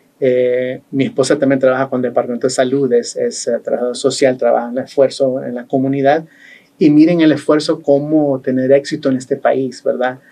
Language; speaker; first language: Spanish; early bilingual, heritage; Spanish